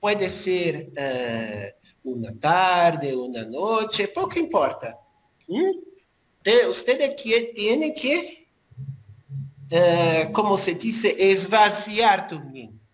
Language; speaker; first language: Spanish; non-native, learner; Portuguese